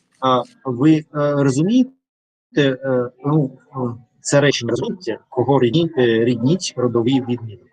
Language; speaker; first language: Ukrainian; non-native, learner; Russian